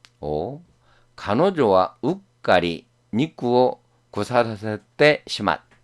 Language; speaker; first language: Japanese; non-native, fluent; Korean